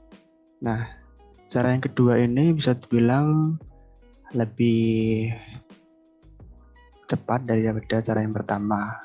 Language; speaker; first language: Indonesian; native; Indonesian